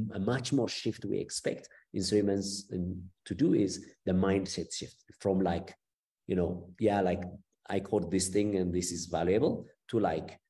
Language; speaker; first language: English; non-native, fluent; Amharic